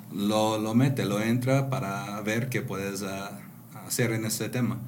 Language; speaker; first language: Spanish; non-native, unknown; English